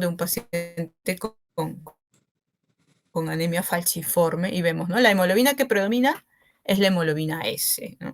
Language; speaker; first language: Spanish; native; Spanish